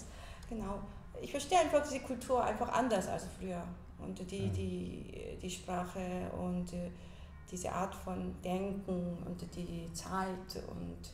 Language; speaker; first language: German; non-native, fluent; Korean